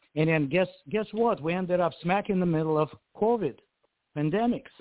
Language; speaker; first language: English; non-native, fluent; Ukrainian